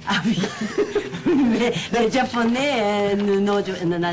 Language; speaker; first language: French; non-native, learner; Japanese